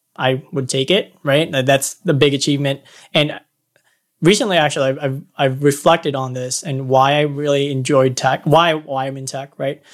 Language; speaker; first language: English; non-native, local second language; Filipino